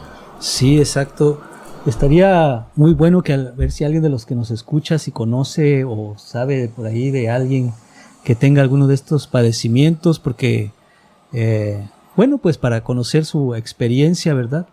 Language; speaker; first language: Spanish; native; Spanish